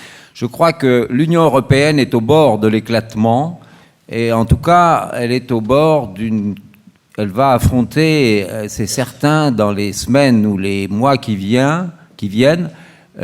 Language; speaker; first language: French; native; French